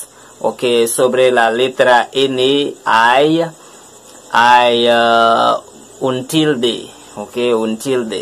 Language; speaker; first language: Spanish; non-native, learner; French